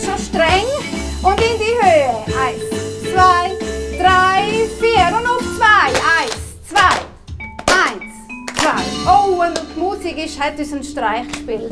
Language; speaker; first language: German; native; German